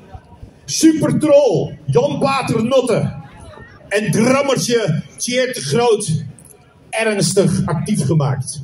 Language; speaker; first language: Dutch; native; Dutch